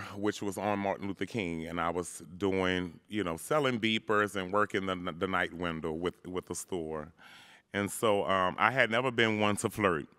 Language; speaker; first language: English; native; English